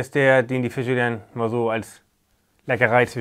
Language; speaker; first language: German; native; German